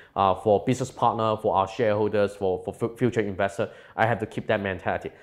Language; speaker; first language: English; non-native, local second language; Cantonese